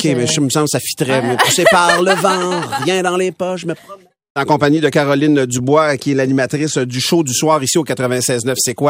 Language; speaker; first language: French; native; French